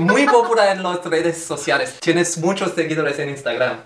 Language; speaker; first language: Spanish; non-native, fluent; French